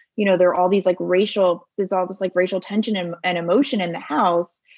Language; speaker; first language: English; native; English